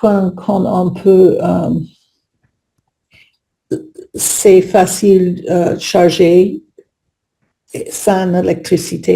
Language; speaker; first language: French; non-native, learner; English